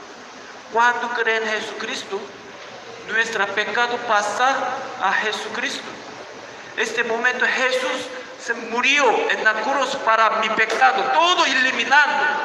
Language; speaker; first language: Spanish; non-native, learner; Korean